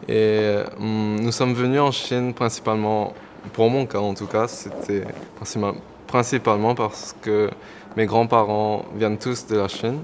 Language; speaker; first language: French; non-native, local second language; Morisyen